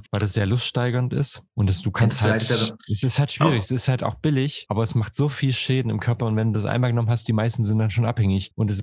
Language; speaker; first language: German; native; German